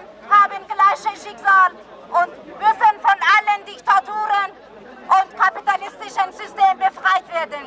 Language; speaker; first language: German; non-native, learner; Persian